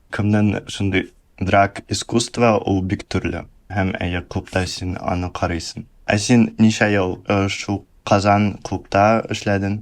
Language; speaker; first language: Tatar; early bilingual, heritage; Russian